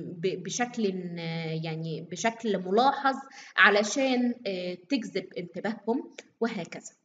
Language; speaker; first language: Arabic; native; Arabic